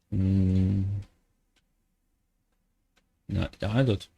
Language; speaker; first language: French; native; French